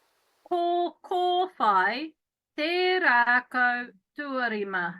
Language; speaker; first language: Māori; non-native, learner; English